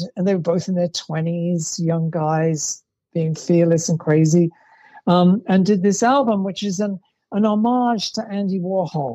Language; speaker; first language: English; native; English